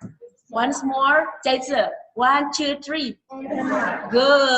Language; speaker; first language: English; non-native, learner; Indonesian